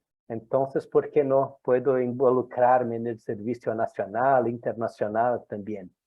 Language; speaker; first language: Spanish; non-native, fluent; Portuguese